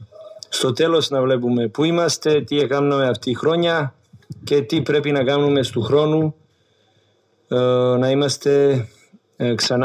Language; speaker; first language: Greek; non-native, learner; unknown